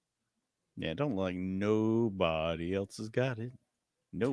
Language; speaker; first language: English; native; English